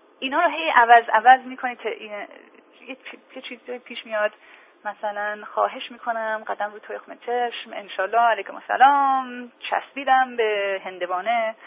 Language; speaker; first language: Persian; early bilingual, heritage; English